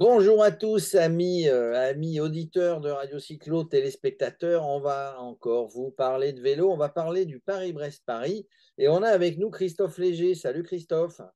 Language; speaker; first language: French; native; French